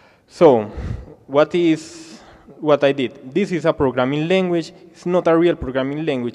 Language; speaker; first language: English; non-native, fluent; Spanish